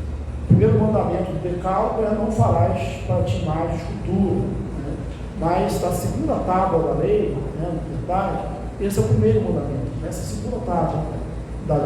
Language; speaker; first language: Portuguese; native; Portuguese